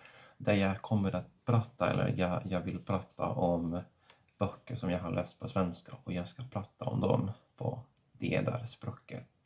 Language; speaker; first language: Swedish; non-native, fluent; Catalan